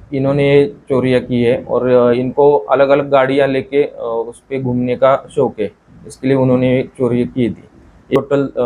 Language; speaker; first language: Hindi; non-native, local second language; Marathi